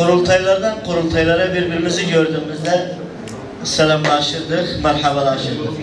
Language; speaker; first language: Turkish; native; Turkish